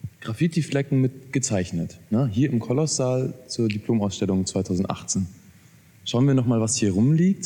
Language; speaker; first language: German; native; German